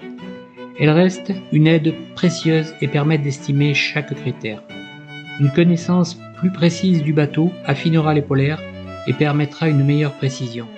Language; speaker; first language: French; native; French